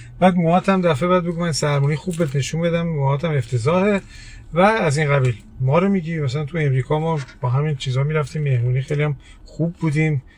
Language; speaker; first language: Persian; early bilingual, heritage; Persian